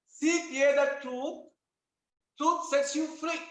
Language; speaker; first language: English; non-native, local second language; Telugu